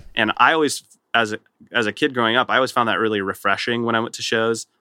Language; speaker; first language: English; native; English